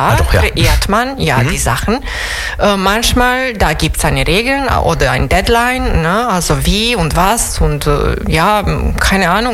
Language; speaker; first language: German; non-native, fluent; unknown